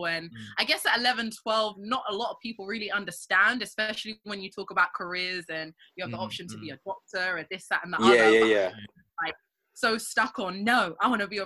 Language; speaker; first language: English; native; English